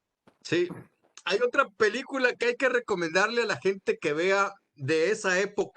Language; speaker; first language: Spanish; native; Spanish